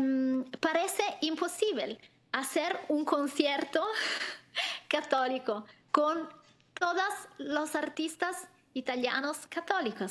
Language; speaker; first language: Spanish; non-native, fluent; Italian